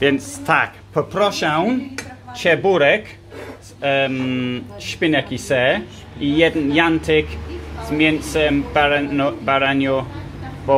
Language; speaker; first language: Polish; non-native, learner; English